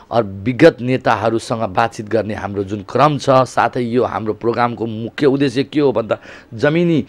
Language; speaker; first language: Nepali; native; Nepali